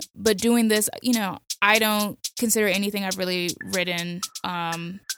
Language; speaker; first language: English; native; English